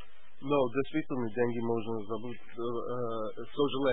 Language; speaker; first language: Russian; non-native, learner; English